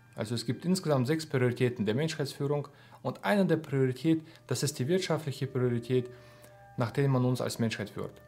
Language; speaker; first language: German; non-native, fluent; Russian